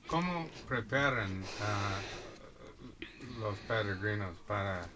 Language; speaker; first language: Spanish; non-native, learner; English